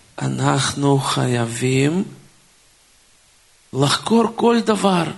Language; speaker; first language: Hebrew; non-native, fluent; Russian